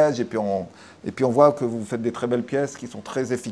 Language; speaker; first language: French; native; French